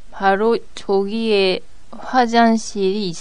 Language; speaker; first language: Korean; non-native, learner; Japanese